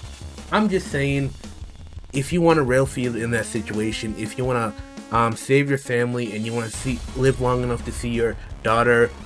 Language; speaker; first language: English; native; English